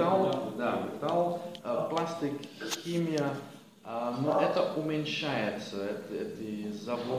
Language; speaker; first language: Russian; non-native, fluent; Dutch